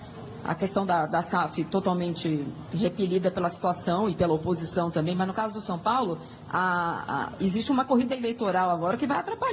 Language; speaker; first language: Portuguese; native; Portuguese